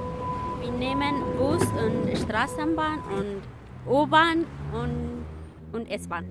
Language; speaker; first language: German; non-native, learner; Amharic